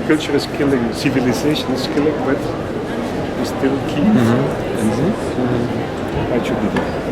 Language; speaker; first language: English; non-native, learner; French